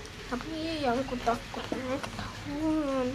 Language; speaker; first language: Indonesian; native; Indonesian